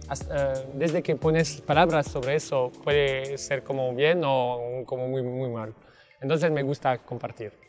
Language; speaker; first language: Spanish; non-native, fluent; French